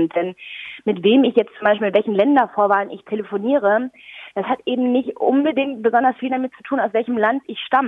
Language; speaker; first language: German; native; German